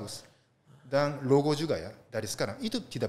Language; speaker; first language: Indonesian; non-native, learner; Japanese